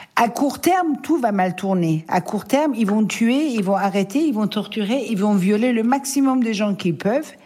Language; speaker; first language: French; non-native, fluent; Persian